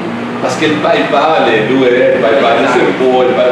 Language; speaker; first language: French; non-native, learner; Spanish